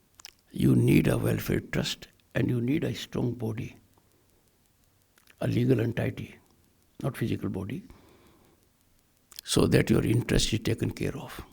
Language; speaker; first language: English; non-native, local second language; Hindi